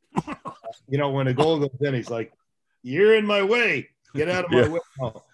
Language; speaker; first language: English; native; English